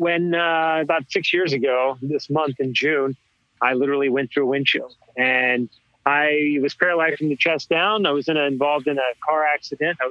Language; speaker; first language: English; native; English